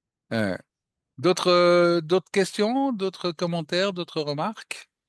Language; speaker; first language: French; native; French